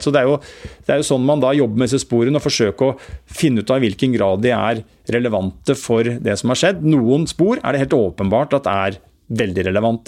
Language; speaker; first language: Norwegian; native; Norwegian